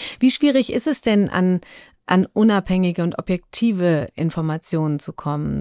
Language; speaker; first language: German; native; German